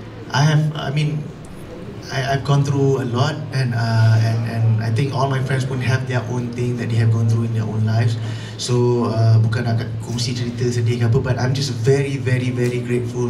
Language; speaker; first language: English; non-native, local second language; Malay